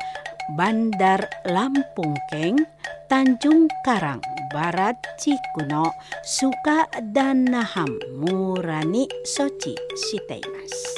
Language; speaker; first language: Japanese; non-native, learner; Indonesian